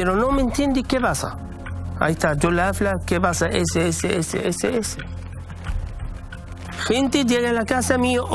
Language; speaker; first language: Spanish; non-native, learner; Arabic